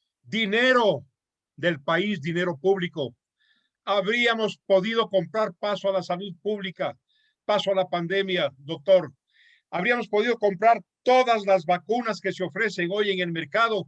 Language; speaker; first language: Spanish; native; Spanish